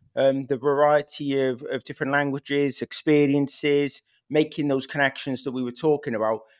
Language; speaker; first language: English; native; English